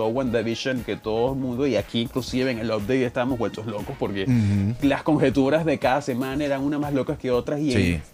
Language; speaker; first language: Spanish; native; Spanish